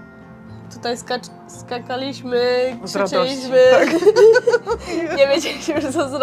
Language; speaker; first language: Polish; early bilingual, heritage; Polish